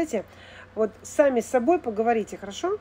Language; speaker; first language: Russian; native; Russian